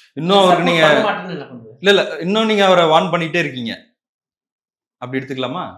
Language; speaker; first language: Tamil; native; Tamil